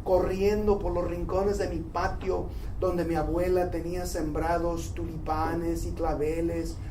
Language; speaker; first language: Spanish; early bilingual, heritage; Spanish